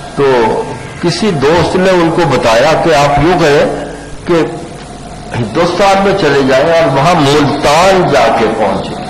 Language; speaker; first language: Urdu; non-native, local second language; Punjabi